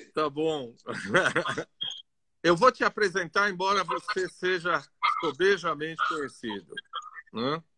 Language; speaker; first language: Portuguese; non-native, fluent; Greek